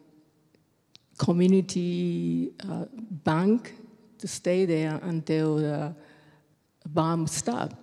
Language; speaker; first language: English; non-native, fluent; Japanese